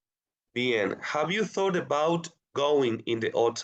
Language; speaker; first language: English; non-native, fluent; Spanish